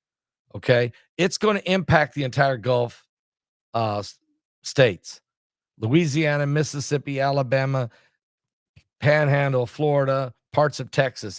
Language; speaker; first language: English; native; English